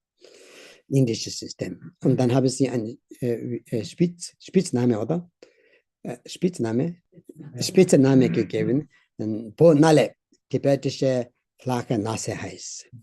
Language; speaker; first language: German; non-native, learner; Tibetan